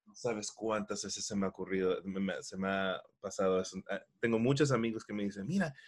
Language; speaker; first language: Spanish; early bilingual, heritage; Spanish